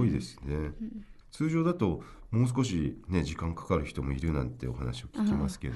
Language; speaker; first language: Japanese; native; Japanese